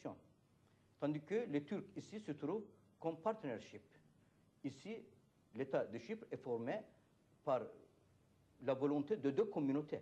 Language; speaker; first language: French; non-native, fluent; Turkish